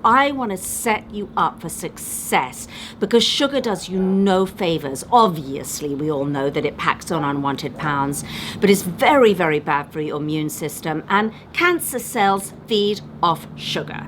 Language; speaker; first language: English; native; English